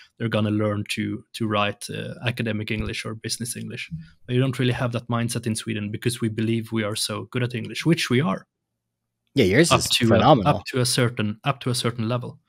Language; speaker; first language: English; non-native, fluent; Swedish